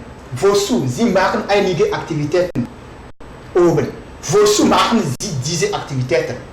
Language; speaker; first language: German; non-native, fluent; French